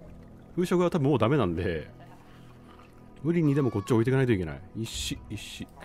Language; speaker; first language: Japanese; native; Japanese